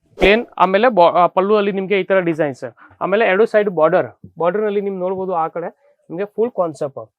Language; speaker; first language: Kannada; non-native, fluent; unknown